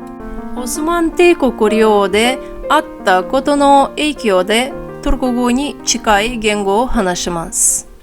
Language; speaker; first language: Japanese; non-native, fluent; Tatar